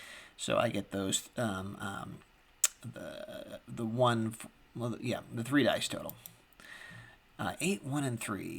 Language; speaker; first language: English; native; English